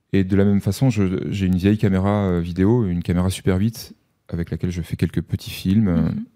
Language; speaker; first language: French; native; French